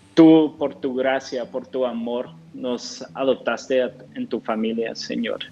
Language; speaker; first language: Spanish; non-native, fluent; English